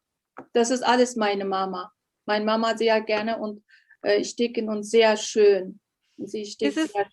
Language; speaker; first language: German; non-native, learner; Uyghur